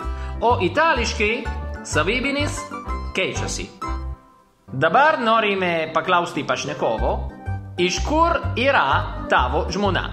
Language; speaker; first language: Lithuanian; non-native, fluent; Italian